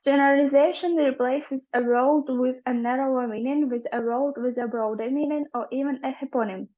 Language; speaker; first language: English; non-native, fluent; Ukrainian